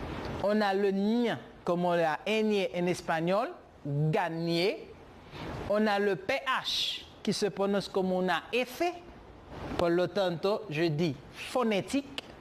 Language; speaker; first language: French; non-native, fluent; Spanish